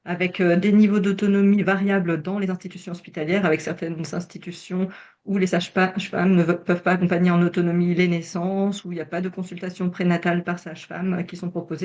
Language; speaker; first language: French; native; French